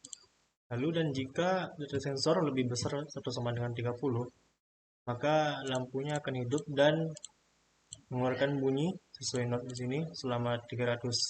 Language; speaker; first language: Indonesian; native; Indonesian